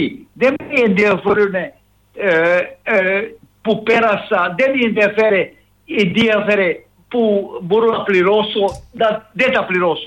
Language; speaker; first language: Greek; non-native, fluent; Serbian